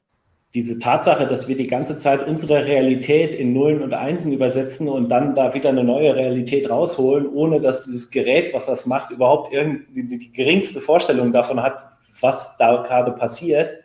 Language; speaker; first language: German; native; German